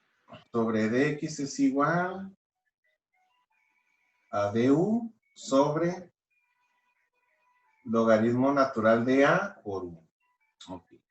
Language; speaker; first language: Spanish; native; Spanish